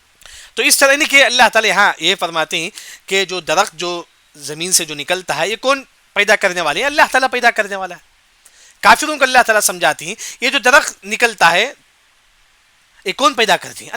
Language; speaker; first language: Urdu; non-native, local second language; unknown